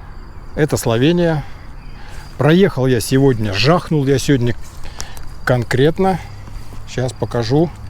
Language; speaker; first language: Russian; native; Russian